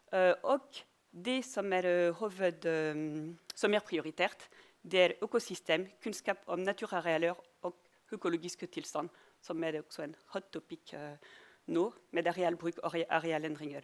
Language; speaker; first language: Norwegian; non-native, fluent; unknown